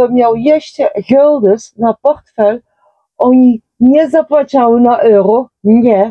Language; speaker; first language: Polish; non-native, learner; Dutch